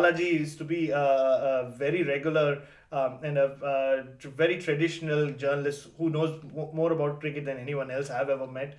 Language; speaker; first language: English; non-native, local second language; Tamil